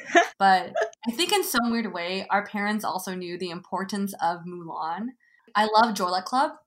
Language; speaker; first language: English; native; English